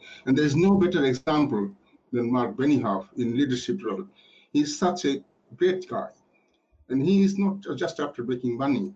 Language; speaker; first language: English; non-native, local second language; Bangla